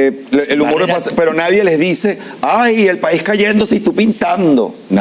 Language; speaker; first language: Spanish; native; Spanish